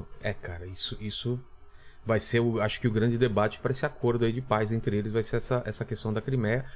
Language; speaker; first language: Portuguese; native; Portuguese